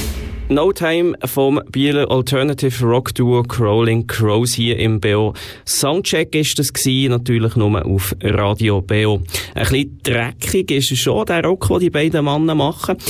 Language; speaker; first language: German; native; German